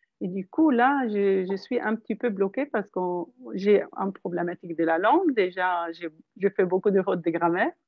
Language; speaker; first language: French; non-native, local second language; Arabic